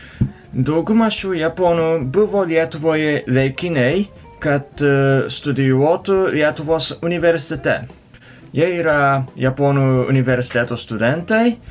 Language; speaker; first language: Lithuanian; non-native, fluent; Japanese